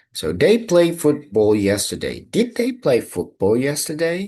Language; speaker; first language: English; non-native, fluent; Indonesian